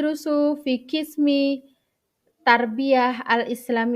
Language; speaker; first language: Arabic; non-native, fluent; Indonesian